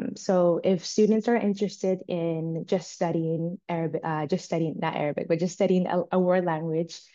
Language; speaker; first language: English; native; English